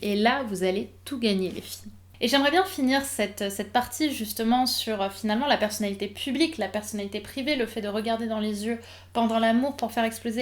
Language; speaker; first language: French; native; French